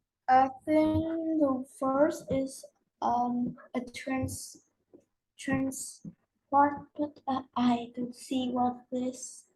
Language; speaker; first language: English; non-native, learner; Vietnamese